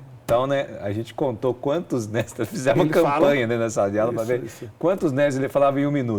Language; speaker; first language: Portuguese; native; Portuguese